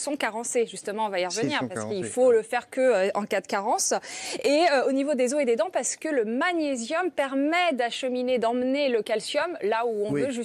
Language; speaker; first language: French; native; French